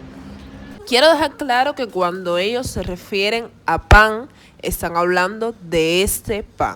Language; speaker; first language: Spanish; native; Spanish